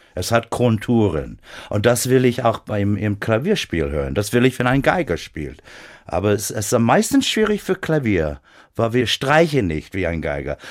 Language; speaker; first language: German; non-native, fluent; English